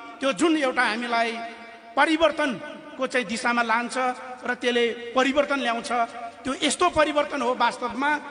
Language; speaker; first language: Nepali; non-native, local second language; Eastern Tamang